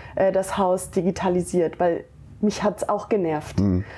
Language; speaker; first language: German; native; German